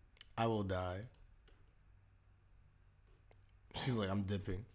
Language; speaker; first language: English; native; English